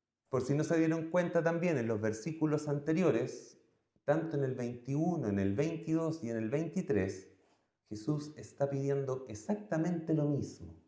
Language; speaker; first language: Spanish; native; Spanish